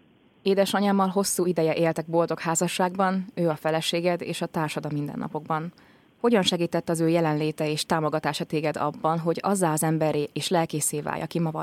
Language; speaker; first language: Hungarian; native; Hungarian